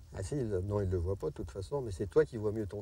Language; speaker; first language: French; native; French